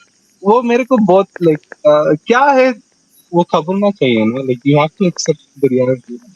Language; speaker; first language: Hindi; non-native, local second language; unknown